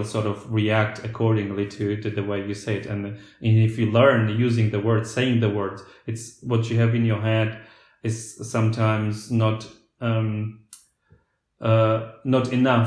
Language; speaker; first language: English; non-native, fluent; Slovak